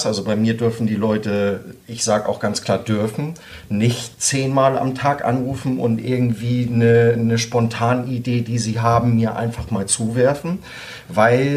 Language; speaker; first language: German; native; German